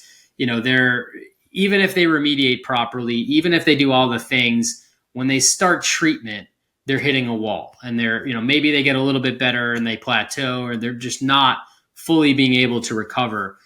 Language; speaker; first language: English; native; English